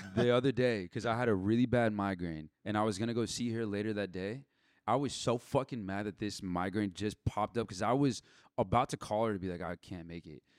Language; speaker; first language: English; native; English